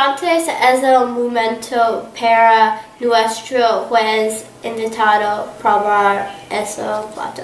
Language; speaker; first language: Spanish; non-native, learner; English